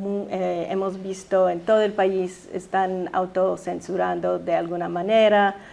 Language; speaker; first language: Spanish; early bilingual, heritage; Spanish